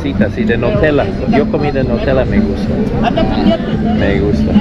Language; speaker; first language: Spanish; non-native, learner; English